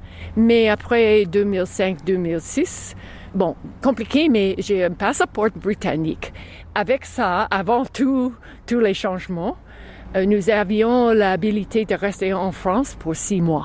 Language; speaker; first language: French; non-native, fluent; English